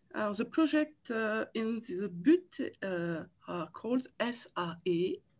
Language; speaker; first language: English; non-native, learner; French